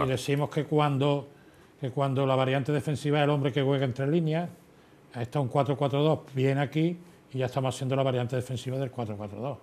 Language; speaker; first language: Spanish; native; Spanish